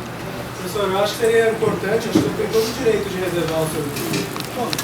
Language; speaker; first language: Portuguese; native; Portuguese